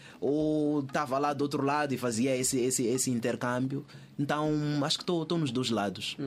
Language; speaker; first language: Portuguese; native; Portuguese